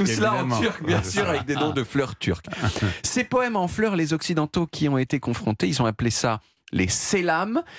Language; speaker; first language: French; native; French